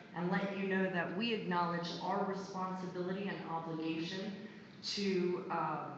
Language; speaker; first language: English; native; English